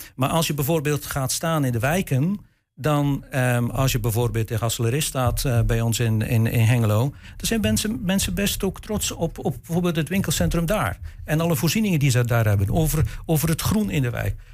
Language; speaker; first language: Dutch; native; Dutch